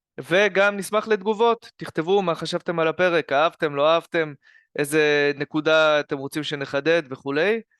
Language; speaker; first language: Hebrew; native; Hebrew